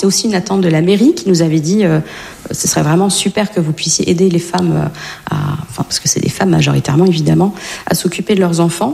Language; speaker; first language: French; native; French